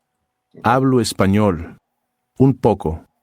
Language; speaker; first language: Spanish; non-native, learner; English